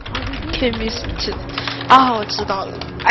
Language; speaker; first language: Chinese; native; Chinese